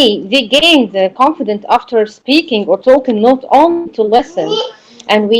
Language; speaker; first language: English; non-native, learner; Arabic